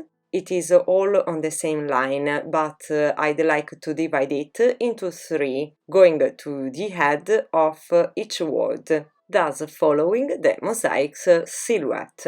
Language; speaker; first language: English; non-native, fluent; Italian